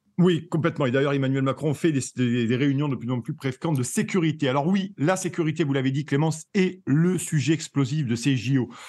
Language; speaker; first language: French; native; French